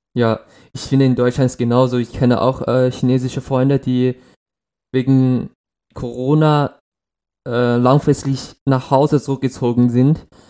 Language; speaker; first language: German; non-native, fluent; Chinese